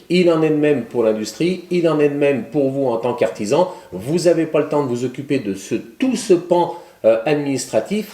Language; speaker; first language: French; native; French